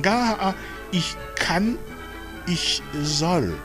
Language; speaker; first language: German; non-native, fluent; Rundi